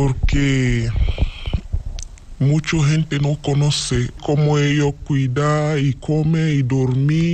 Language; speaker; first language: Spanish; non-native, learner; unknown